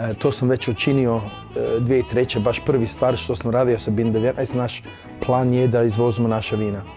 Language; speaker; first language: Croatian; early bilingual, heritage; Croatian